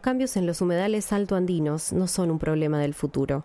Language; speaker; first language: Spanish; native; Spanish